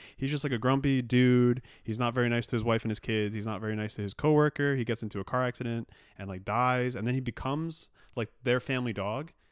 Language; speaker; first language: English; native; English